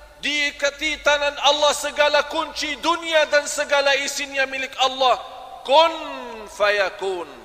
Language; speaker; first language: Malay; non-native, fluent; Arabic